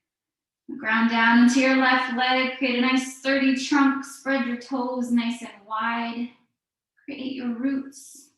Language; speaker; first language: English; native; English